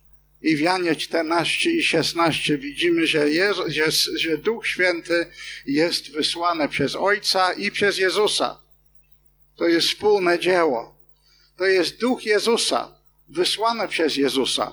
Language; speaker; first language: Polish; non-native, fluent; English